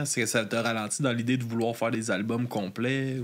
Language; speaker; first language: French; native; French